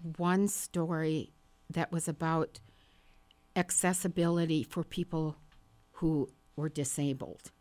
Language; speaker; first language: English; native; English